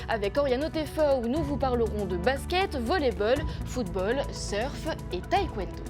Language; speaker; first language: French; native; French